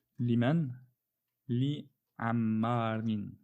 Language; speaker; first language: Arabic; non-native, fluent; French